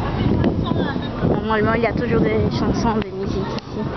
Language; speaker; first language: French; non-native, learner; Portuguese